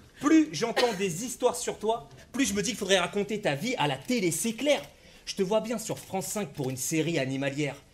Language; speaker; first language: French; native; French